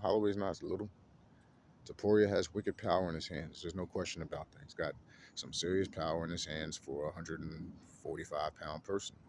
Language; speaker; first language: English; native; English